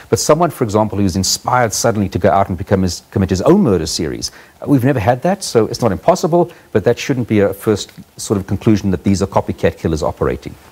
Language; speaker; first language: English; native; English